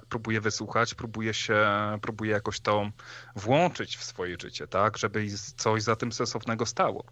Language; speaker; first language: Polish; native; Polish